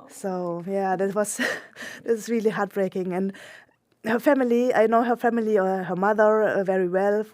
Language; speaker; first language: English; non-native, local second language; German